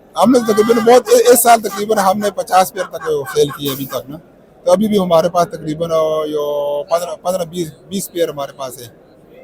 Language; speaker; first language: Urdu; non-native, local second language; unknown